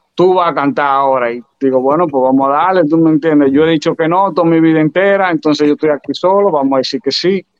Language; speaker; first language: Spanish; native; Spanish